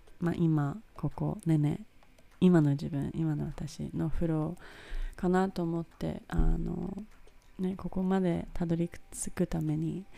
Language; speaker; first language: Japanese; early bilingual, heritage; Japanese